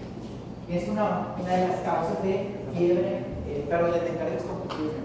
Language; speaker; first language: Spanish; native; Spanish